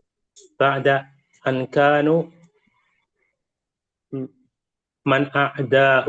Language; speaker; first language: Arabic; non-native, learner; Indonesian